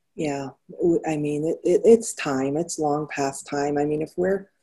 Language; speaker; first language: English; native; English